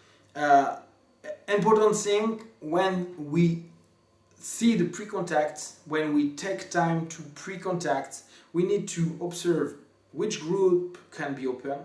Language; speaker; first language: English; non-native, fluent; French